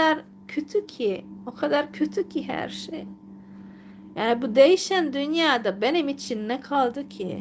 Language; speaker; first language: Turkish; non-native, fluent; Hungarian